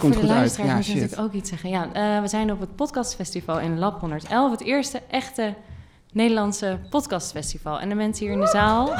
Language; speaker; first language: Dutch; native; Dutch